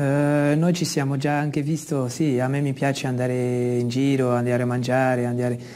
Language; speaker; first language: Italian; non-native, fluent; Dutch